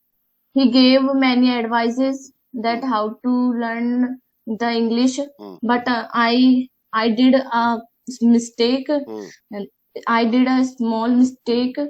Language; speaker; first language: English; non-native, learner; Hindi